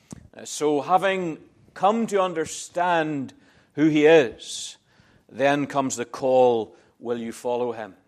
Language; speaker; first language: English; native; English